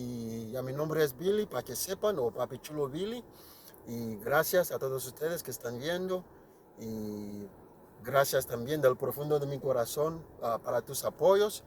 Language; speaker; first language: Spanish; non-native, learner; Haitian Creole